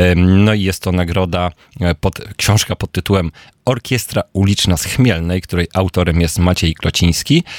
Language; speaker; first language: Polish; native; Polish